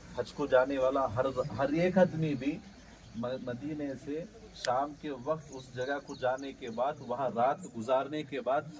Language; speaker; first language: Urdu; native; Urdu